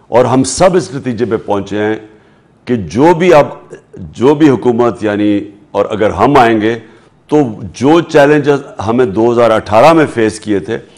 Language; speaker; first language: Urdu; native; Urdu